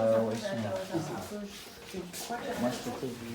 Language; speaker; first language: French; native; French